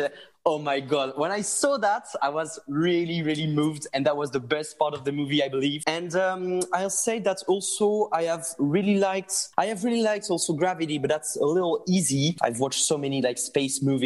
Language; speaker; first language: English; non-native, fluent; French